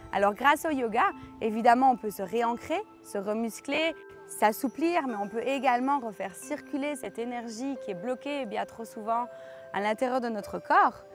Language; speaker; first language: French; native; French